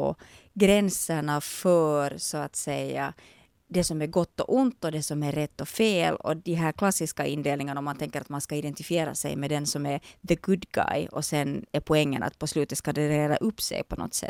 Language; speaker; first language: Swedish; native; Swedish